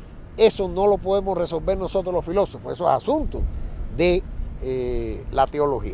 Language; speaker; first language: Spanish; native; Spanish